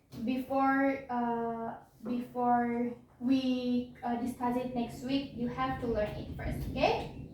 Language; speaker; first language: English; non-native, learner; Indonesian